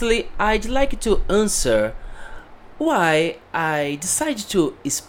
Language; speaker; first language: English; non-native, learner; Portuguese